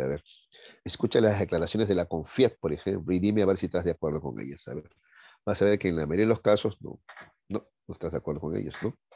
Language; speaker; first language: Spanish; native; Spanish